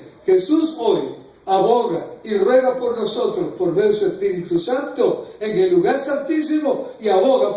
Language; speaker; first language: Spanish; native; Spanish